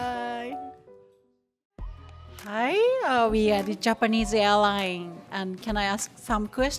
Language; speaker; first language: English; non-native, learner; Japanese